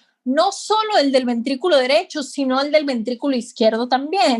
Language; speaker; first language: Spanish; native; Spanish